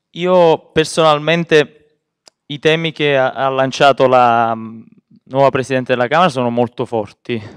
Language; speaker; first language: Italian; native; Italian